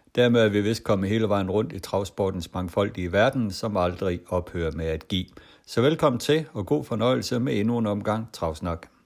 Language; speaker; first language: Danish; native; Danish